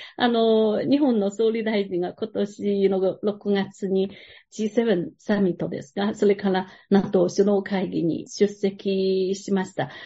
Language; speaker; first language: Japanese; non-native, fluent; Chinese